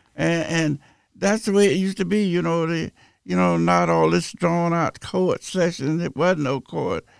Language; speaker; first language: English; native; English